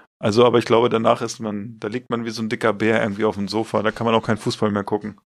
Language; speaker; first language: German; native; German